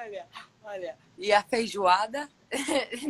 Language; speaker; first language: Portuguese; non-native, fluent; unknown